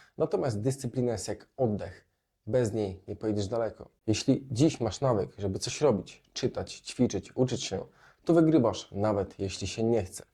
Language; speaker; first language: Polish; native; Polish